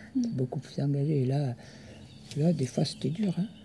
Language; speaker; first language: French; early bilingual, other home language; Italian